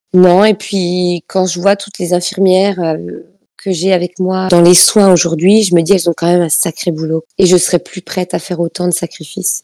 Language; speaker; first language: French; native; French